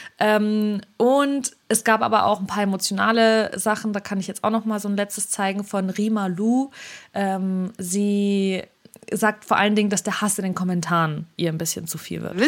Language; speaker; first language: German; early bilingual, other home language; Russian